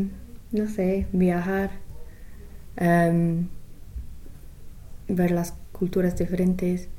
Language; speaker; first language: Spanish; non-native, fluent; English